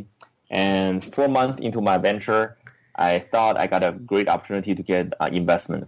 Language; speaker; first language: English; non-native, fluent; Chinese